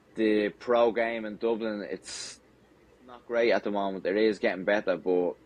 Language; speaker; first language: English; native; English